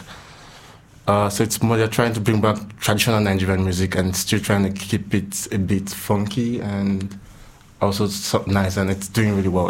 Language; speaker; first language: English; non-native, local second language; Igbo